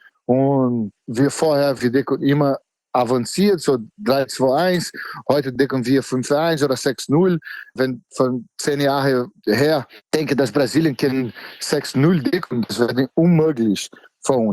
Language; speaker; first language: German; non-native, fluent; Portuguese